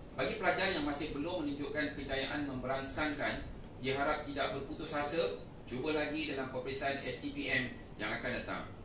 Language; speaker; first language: Malay; native; Malay